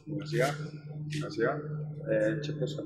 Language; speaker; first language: Romanian; non-native, fluent; Spanish